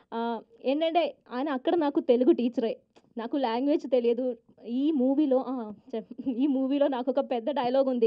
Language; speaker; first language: Telugu; non-native, learner; Malayalam